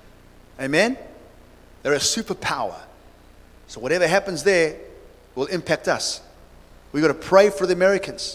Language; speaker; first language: English; native; English